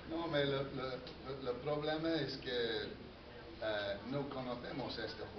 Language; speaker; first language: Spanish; non-native, fluent; English